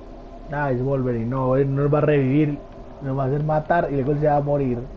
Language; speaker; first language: Spanish; native; Spanish